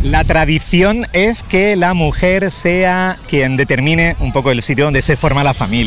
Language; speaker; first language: Spanish; native; Spanish